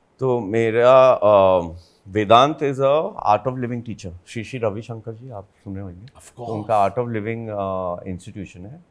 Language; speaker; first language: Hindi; native; Hindi